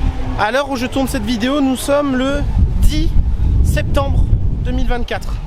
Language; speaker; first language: French; native; French